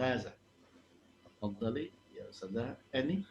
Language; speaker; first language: Arabic; non-native, fluent; Indonesian